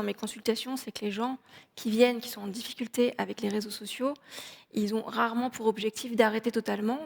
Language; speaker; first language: French; native; French